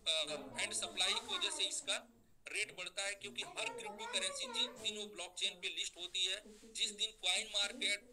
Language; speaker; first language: Hindi; native; Hindi